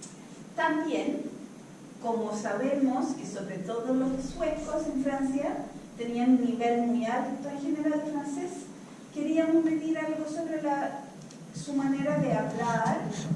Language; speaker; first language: Spanish; non-native, fluent; Swedish